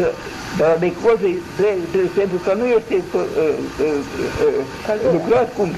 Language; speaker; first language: Romanian; non-native, local second language; German